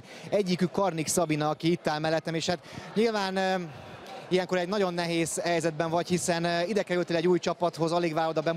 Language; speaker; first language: Hungarian; native; Hungarian